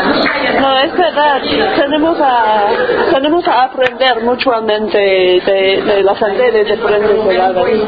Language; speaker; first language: Spanish; non-native, fluent; English